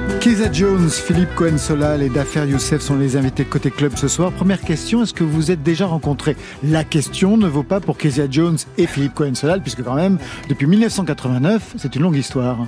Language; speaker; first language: French; native; French